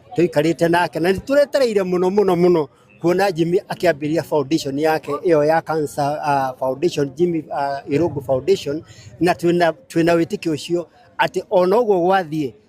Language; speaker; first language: Kikuyu; native; Kikuyu